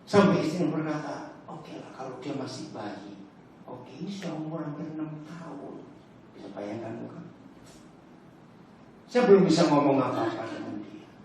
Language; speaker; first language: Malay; non-native, local second language; Javanese